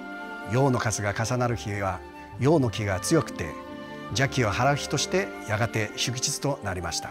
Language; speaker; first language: Japanese; non-native, fluent; Chinese